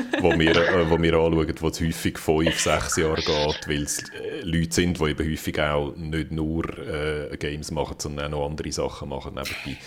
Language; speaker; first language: German; native; German